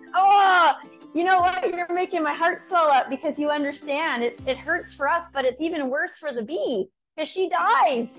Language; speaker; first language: English; native; English